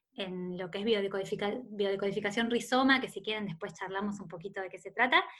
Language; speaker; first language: Spanish; native; Spanish